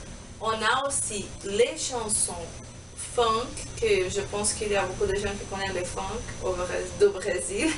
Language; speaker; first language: French; non-native, learner; Portuguese